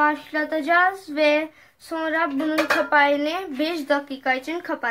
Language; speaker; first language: Turkish; non-native, learner; Urdu